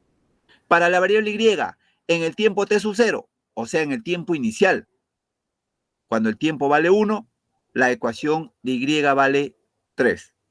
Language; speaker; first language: Spanish; native; Spanish